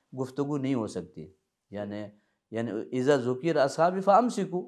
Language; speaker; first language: Urdu; early bilingual, other home language; Balti